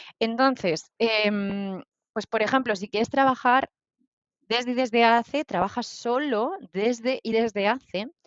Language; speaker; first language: Spanish; native; Spanish